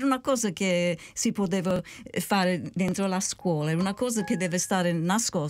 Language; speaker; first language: Italian; early bilingual, heritage; Italian